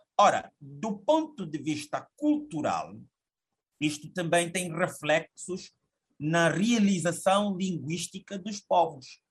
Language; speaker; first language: Portuguese; native; Portuguese